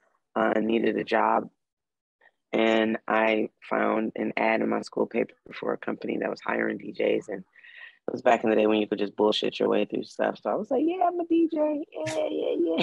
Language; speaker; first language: English; native; English